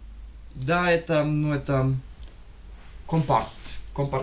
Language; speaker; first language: Russian; non-native, learner; German